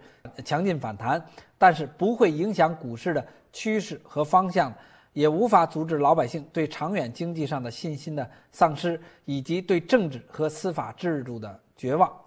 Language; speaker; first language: Chinese; native; Chinese